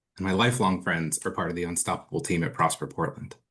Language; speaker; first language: English; early bilingual, other home language; Spanish